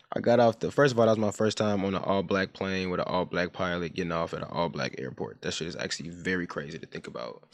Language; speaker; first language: English; early bilingual, other home language; Yoruba